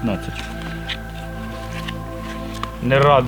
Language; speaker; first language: Russian; non-native, local second language; Ukrainian